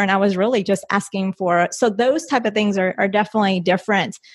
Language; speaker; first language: English; early bilingual, other home language; Spanish